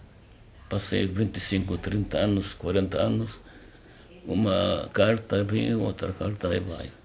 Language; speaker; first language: Portuguese; non-native, learner; Arabic